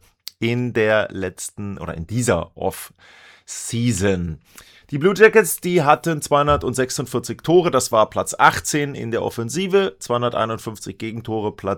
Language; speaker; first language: German; native; German